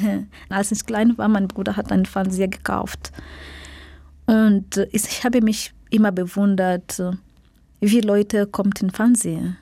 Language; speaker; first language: German; non-native, fluent; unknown